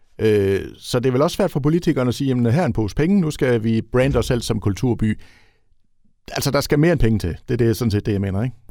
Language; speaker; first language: Danish; native; Danish